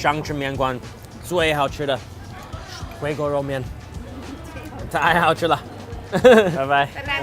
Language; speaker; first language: Chinese; non-native, learner; English